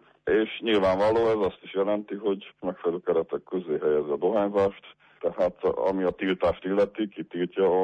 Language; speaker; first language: Hungarian; native; Hungarian